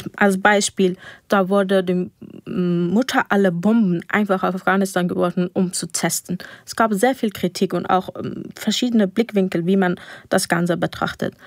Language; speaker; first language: German; non-native, fluent; Persian